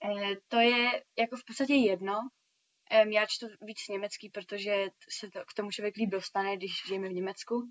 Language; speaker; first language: Czech; early bilingual, heritage; Czech